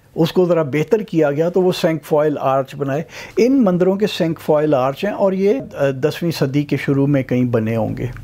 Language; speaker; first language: Urdu; non-native, local second language; Punjabi